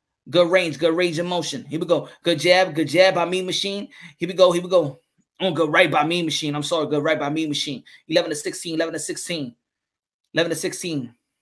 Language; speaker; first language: English; early bilingual, other home language; Spanish